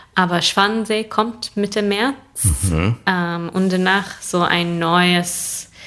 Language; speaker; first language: German; non-native, fluent; English